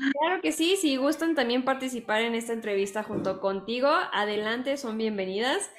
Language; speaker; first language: Spanish; native; Spanish